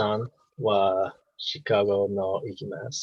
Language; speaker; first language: Japanese; non-native, learner; English